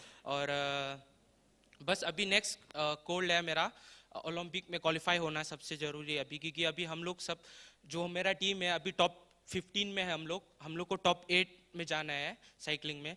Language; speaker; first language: Hindi; non-native, local second language; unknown